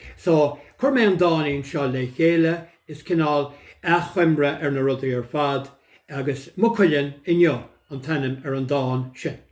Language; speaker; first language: Irish; native; Irish